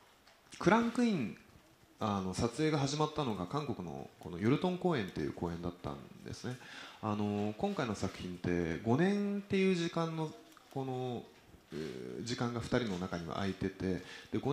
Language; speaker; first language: Japanese; native; Japanese